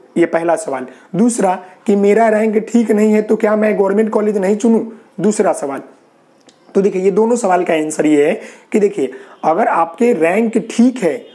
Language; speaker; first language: Hindi; native; Hindi